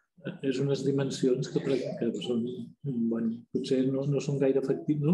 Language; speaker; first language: Catalan; native; Catalan